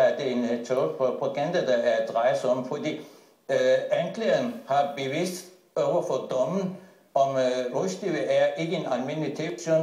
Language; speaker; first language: Danish; non-native, fluent; Turkish